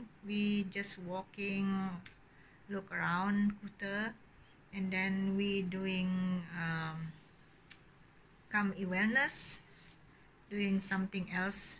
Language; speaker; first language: English; non-native, learner; Indonesian